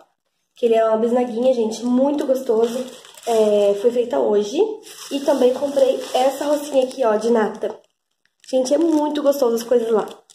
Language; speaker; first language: Portuguese; native; Portuguese